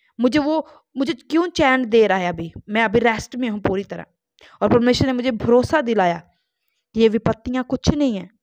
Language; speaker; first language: Hindi; non-native, local second language; Punjabi